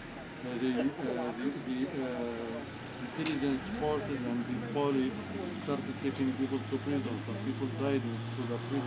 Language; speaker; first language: English; non-native, learner; Arabic